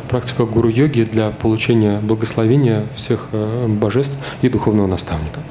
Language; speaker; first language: Russian; native; Russian